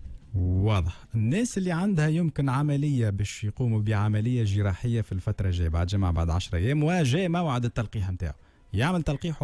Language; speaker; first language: Arabic; native; Arabic